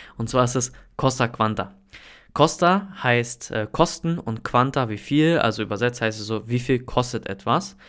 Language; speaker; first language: German; native; German